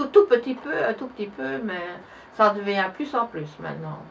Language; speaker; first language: French; non-native, local second language; Dutch